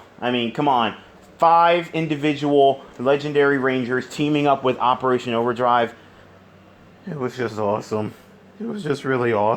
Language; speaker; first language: English; native; English